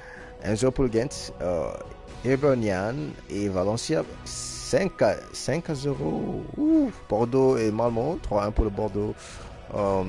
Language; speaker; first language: French; non-native, fluent; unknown